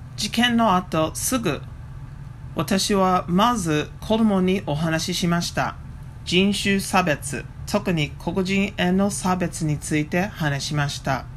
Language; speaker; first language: Japanese; non-native, fluent; English